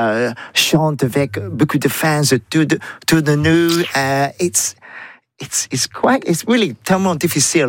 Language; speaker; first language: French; non-native, learner; English